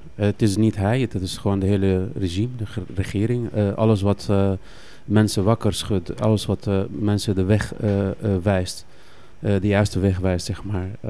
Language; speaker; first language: Dutch; non-native, fluent; Arabic